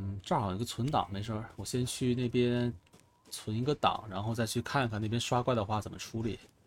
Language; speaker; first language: Chinese; native; Chinese